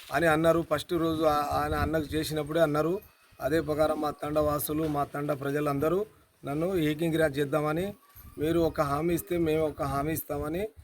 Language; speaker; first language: Telugu; non-native, local second language; Lambadi